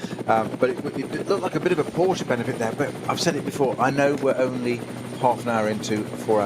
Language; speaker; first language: English; native; English